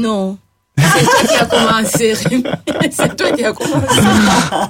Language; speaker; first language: French; non-native, local second language; Rundi